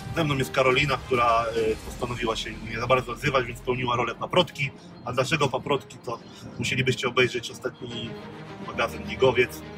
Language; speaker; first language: Polish; native; Polish